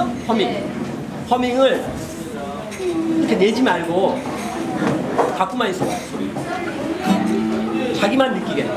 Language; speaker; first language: Korean; native; Korean